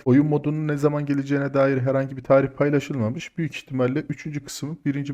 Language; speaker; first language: Turkish; native; Turkish